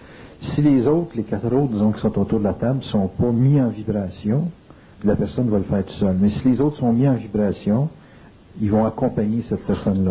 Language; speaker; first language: French; native; French